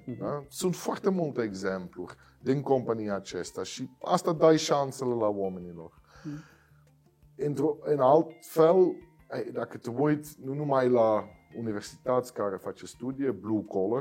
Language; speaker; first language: Romanian; non-native, learner; Dutch